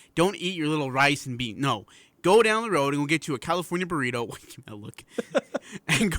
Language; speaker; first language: English; native; English